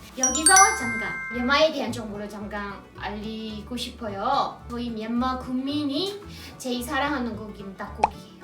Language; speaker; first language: Korean; non-native, fluent; Burmese